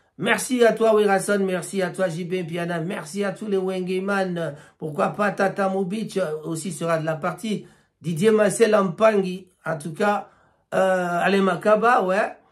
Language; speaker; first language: French; non-native, local second language; Lingala